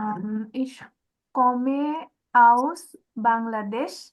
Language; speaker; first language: German; non-native, learner; Bangla